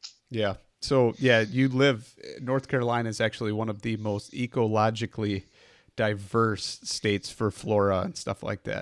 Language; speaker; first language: English; native; English